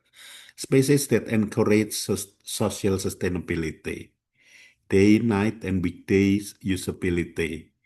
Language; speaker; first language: English; non-native, fluent; Indonesian